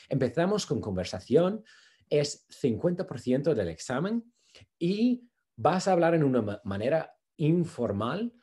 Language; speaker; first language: Spanish; non-native, fluent; English